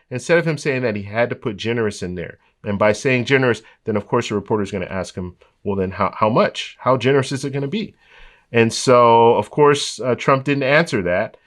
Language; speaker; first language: English; native; English